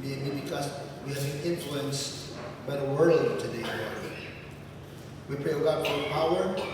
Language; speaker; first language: English; non-native, local second language; Filipino